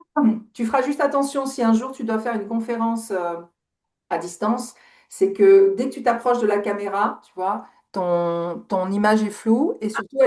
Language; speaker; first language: French; native; French